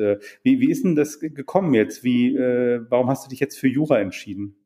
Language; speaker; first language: German; native; German